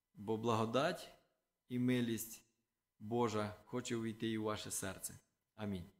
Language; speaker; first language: Ukrainian; non-native, local second language; Russian